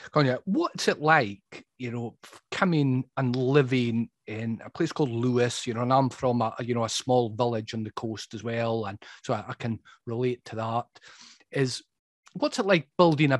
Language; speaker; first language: English; native; English